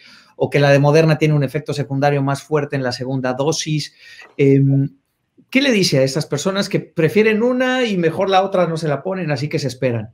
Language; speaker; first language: Spanish; native; Spanish